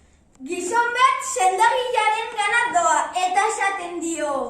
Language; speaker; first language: Basque; non-native, learner; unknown